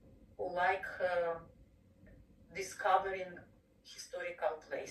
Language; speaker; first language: English; non-native, fluent; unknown